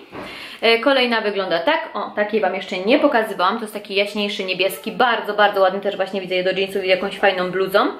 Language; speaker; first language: Polish; native; Polish